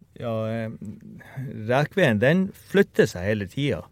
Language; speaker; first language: Norwegian; native; Norwegian